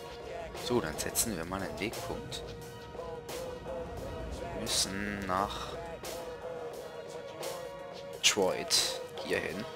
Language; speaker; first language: German; native; German